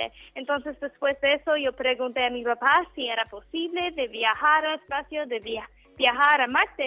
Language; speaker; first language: Spanish; non-native, learner; English